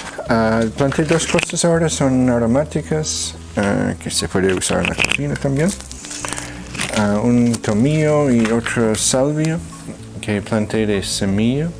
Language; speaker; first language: Spanish; non-native, fluent; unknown